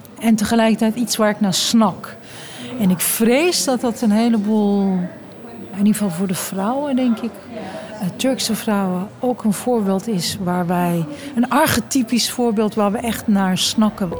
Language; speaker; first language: Dutch; early bilingual, other home language; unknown